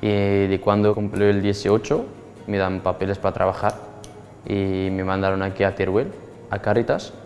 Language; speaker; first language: Spanish; non-native, fluent; Arabic